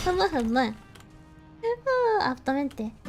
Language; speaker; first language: Spanish; early bilingual, heritage; Spanish